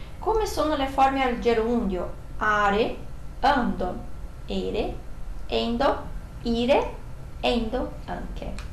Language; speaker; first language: Italian; non-native, fluent; Portuguese